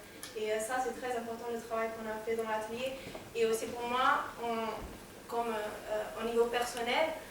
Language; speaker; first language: French; non-native, fluent; Portuguese